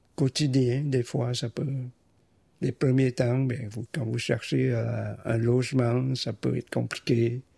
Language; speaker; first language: French; non-native, fluent; Vietnamese